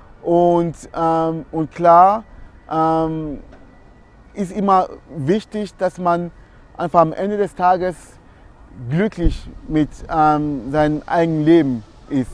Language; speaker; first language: German; non-native, fluent; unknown